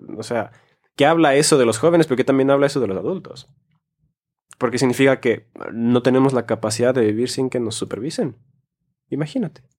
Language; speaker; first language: Spanish; early bilingual, heritage; Spanish